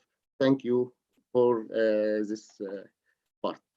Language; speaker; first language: English; non-native, learner; Arabic